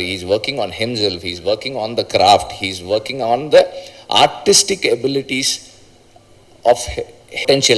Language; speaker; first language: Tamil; native; Tamil